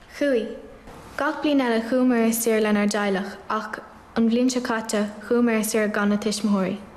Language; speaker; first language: Irish; non-native, local second language; English